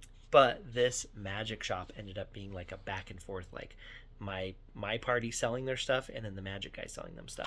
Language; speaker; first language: English; native; English